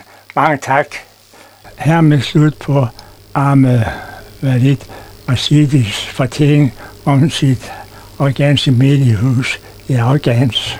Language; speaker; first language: Danish; non-native, fluent; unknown